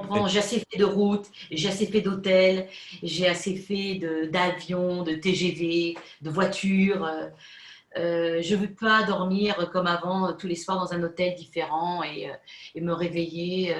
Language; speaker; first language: French; non-native, fluent; Spanish